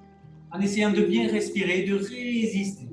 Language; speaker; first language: French; native; French